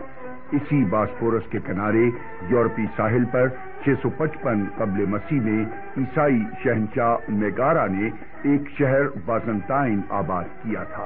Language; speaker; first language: Urdu; native; Urdu